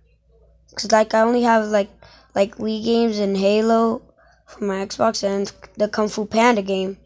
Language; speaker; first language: English; native; English